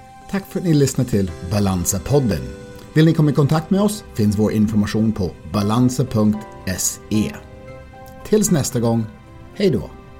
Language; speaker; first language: Swedish; non-native, fluent; English